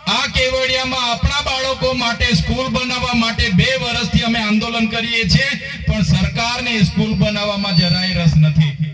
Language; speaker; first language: Gujarati; non-native, local second language; Vasavi